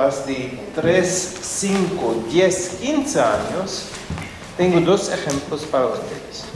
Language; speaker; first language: Spanish; non-native, fluent; German